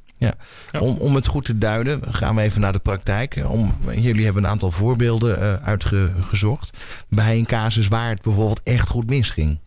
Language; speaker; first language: Dutch; native; Dutch